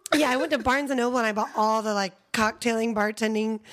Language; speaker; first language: English; native; English